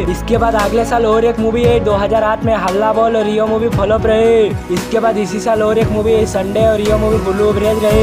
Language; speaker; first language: Hindi; non-native, local second language; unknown